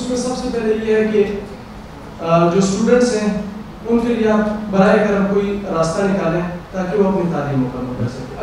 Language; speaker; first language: Urdu; non-native, local second language; Pashto